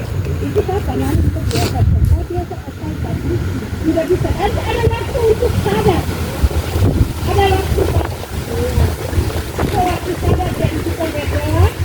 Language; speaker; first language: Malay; non-native, local second language; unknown